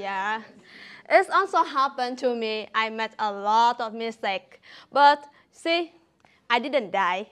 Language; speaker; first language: English; non-native, learner; Vietnamese